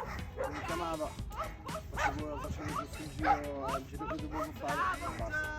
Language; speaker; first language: Italian; native; Italian